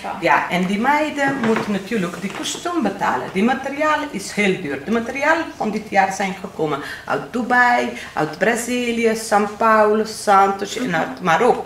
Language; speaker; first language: Dutch; non-native, learner; Portuguese